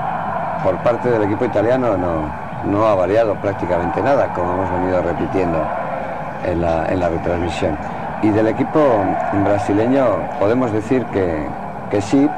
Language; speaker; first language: Spanish; native; Spanish